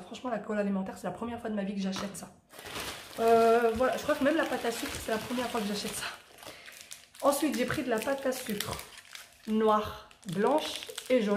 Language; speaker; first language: French; native; French